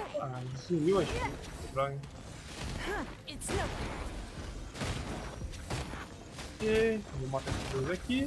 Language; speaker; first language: Portuguese; native; Portuguese